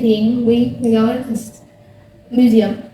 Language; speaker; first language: English; non-native, learner; Vietnamese